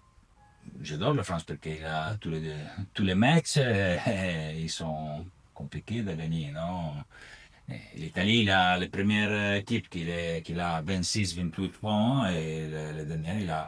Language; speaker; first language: French; non-native, learner; Italian